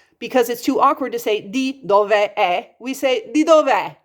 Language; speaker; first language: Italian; non-native, fluent; English